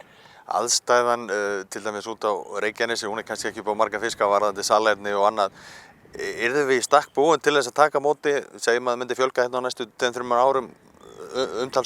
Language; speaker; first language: Icelandic; native; Icelandic